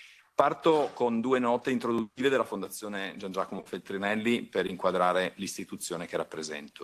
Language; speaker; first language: Italian; native; Italian